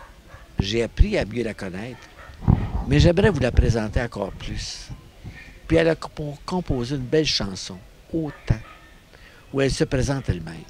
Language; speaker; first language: French; native; French